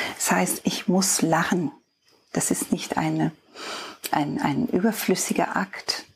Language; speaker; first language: German; non-native, fluent; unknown